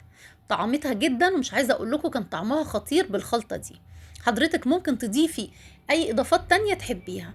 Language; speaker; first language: Arabic; native; Arabic